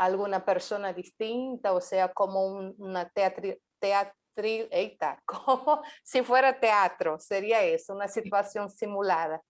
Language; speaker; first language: Spanish; non-native, fluent; Portuguese